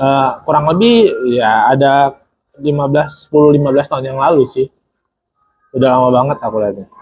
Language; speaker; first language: Indonesian; native; Indonesian